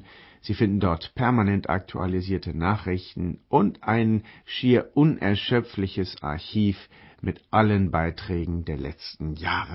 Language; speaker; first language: German; native; German